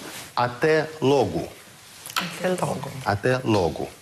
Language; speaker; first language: Portuguese; non-native, fluent; Russian